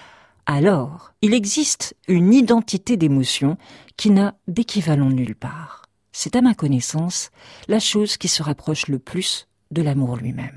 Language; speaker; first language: French; native; French